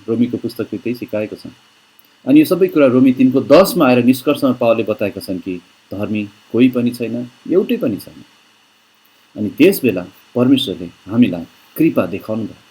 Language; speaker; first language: Nepali; native; Nepali